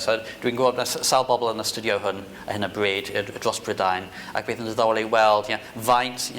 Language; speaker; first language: Welsh; non-native, fluent; English